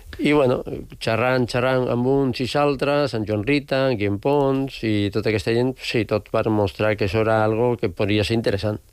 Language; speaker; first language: Catalan; non-native, local second language; Spanish